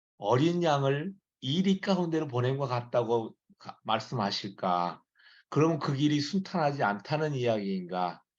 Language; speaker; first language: Korean; native; Korean